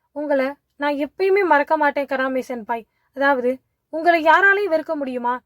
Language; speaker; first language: Tamil; native; Tamil